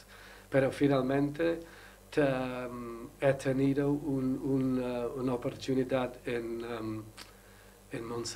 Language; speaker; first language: Spanish; non-native, learner; English